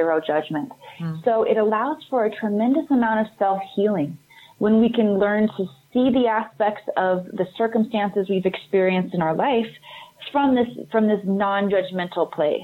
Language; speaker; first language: English; native; English